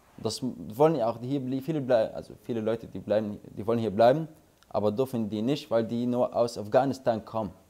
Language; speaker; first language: German; non-native, learner; Arabic